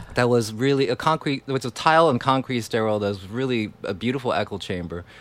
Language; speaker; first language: English; non-native, fluent; Chinese